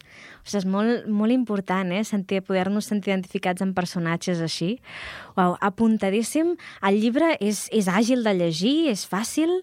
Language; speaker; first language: Catalan; native; Catalan